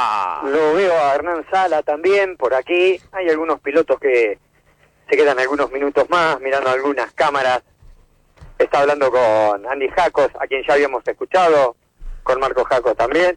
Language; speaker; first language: Spanish; native; Spanish